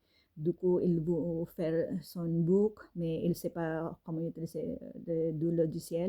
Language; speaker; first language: French; non-native, learner; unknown